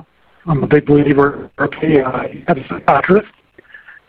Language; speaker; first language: English; native; English